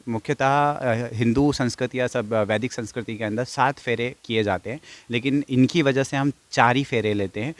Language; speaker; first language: Hindi; non-native, fluent; English